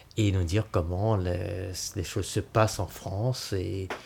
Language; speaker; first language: French; native; French